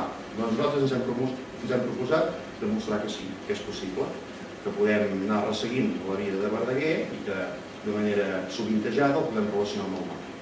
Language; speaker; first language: Catalan; native; Catalan